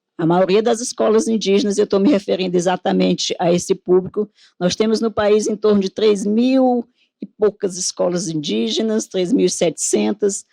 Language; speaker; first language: Portuguese; native; Portuguese